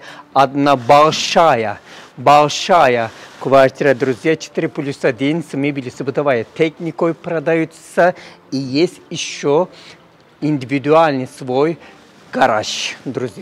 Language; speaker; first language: Russian; non-native, learner; Turkish